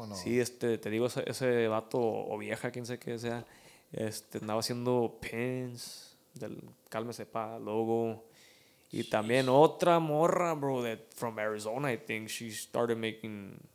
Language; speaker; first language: Spanish; early bilingual, heritage; Spanish